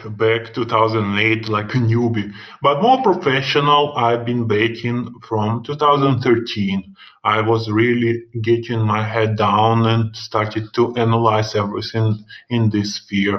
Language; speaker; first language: English; non-native, fluent; Russian